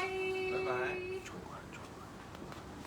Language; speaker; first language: Chinese; native; Chinese